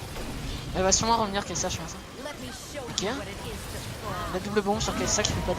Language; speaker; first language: French; native; French